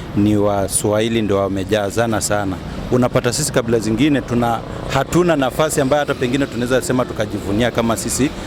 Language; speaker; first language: Swahili; non-native, local second language; Luyia